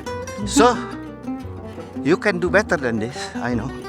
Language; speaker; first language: English; non-native, fluent; Indonesian